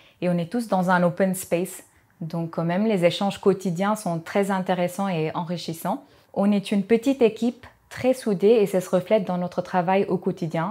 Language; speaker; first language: French; non-native, fluent; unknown